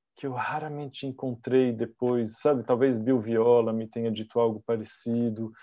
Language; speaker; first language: Portuguese; native; Portuguese